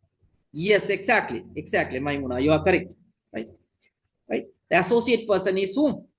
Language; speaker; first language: English; non-native, local second language; Sinhala